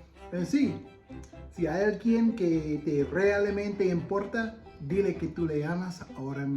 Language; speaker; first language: Spanish; non-native, fluent; English